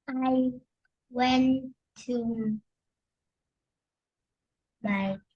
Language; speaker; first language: English; non-native, learner; Vietnamese